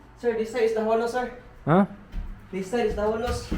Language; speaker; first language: English; non-native, local second language; Cebuano